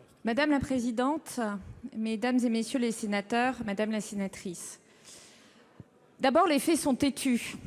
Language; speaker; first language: French; native; French